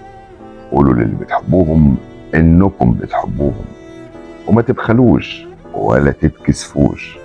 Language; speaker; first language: Arabic; native; Arabic